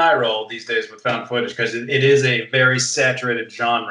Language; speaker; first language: English; native; English